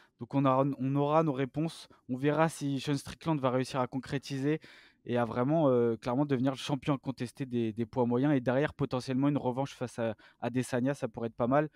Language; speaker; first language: French; native; French